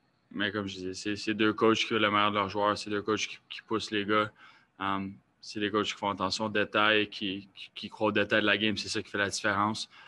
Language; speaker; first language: French; native; French